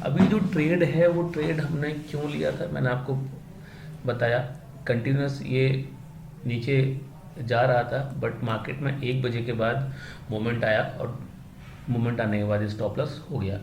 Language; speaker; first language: Hindi; native; Hindi